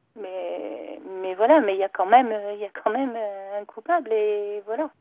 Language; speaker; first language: French; native; French